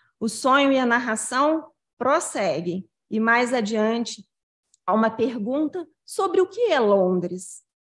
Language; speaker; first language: Portuguese; native; Portuguese